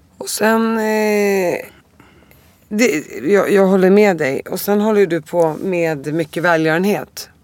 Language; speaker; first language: Swedish; early bilingual, other home language; Arabic